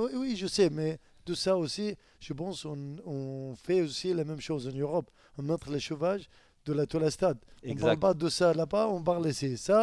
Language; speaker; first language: French; non-native, learner; Arabic